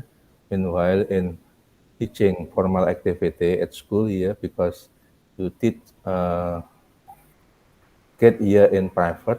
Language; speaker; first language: English; non-native, learner; Indonesian